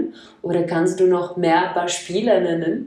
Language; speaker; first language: German; non-native, fluent; Czech